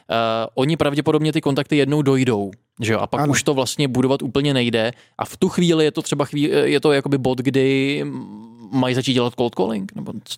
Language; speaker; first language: Czech; native; Czech